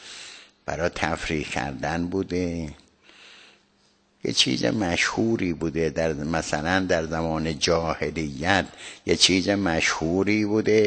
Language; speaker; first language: Persian; native; Persian